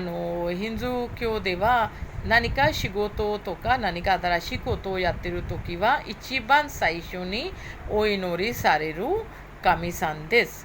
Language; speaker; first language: Japanese; non-native, fluent; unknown